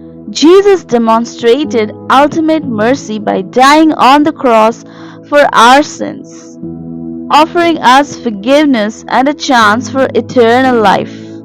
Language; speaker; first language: English; non-native, local second language; Telugu